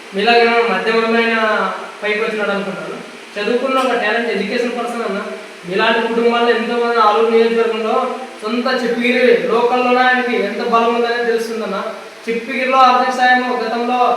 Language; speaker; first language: Telugu; native; Telugu